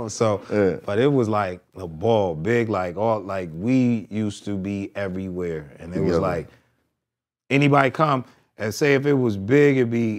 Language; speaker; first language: English; native; English